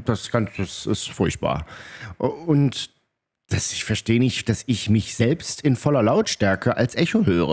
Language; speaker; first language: German; native; German